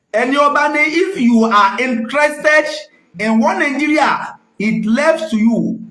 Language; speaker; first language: English; non-native, local second language; Yoruba